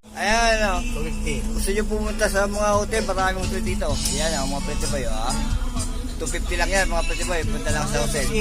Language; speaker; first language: Filipino; non-native, local second language; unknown